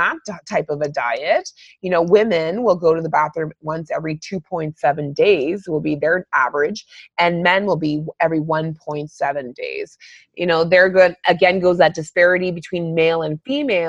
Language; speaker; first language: English; native; English